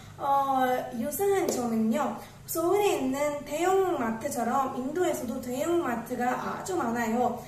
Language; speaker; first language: Korean; non-native, learner; Tamil